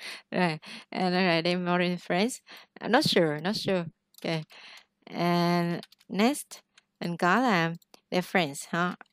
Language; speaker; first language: English; non-native, fluent; Vietnamese